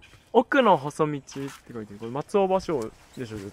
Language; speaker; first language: Japanese; native; Japanese